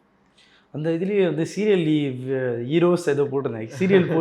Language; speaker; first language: Tamil; native; Tamil